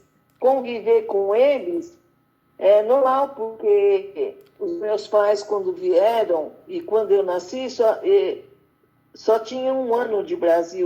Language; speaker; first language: Portuguese; early bilingual, other home language; Arabic